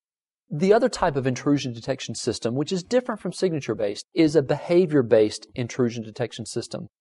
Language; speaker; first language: English; native; English